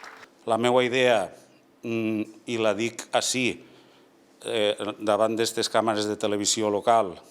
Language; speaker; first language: Catalan; native; Catalan